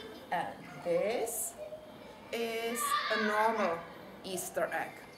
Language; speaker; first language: English; non-native, fluent; Czech